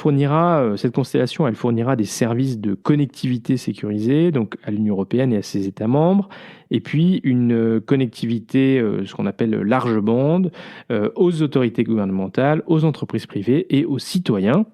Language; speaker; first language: French; native; French